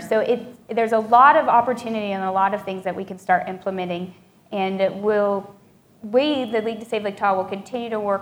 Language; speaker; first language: English; native; English